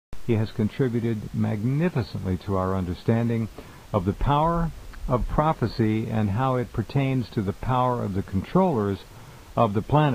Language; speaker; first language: English; native; English